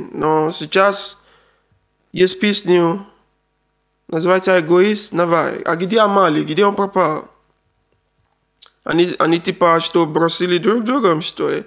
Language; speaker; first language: Russian; non-native, learner; Arabic